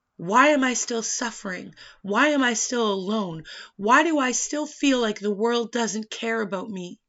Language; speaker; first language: English; native; English